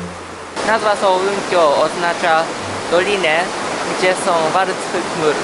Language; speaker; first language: Polish; early bilingual, heritage; Polish